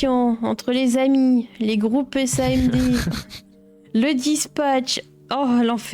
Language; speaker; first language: French; native; French